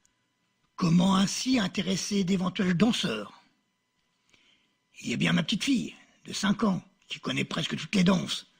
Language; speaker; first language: French; native; French